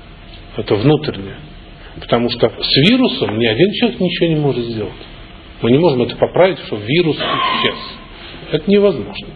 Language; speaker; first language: Russian; native; Russian